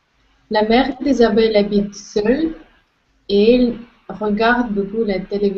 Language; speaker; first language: French; non-native, learner; Russian